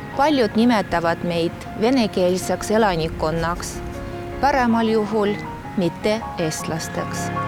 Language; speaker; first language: Estonian; non-native, fluent; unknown